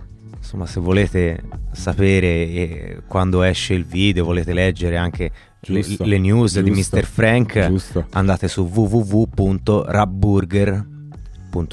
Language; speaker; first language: Italian; native; Italian